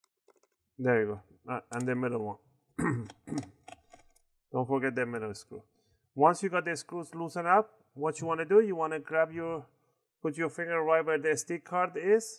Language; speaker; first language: English; non-native, fluent; Spanish